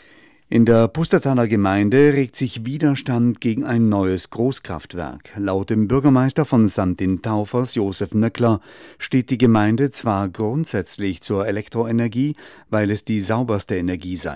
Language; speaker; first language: German; native; German